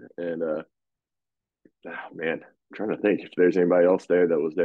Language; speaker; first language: English; native; English